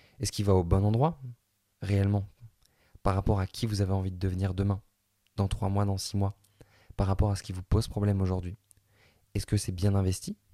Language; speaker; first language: French; native; French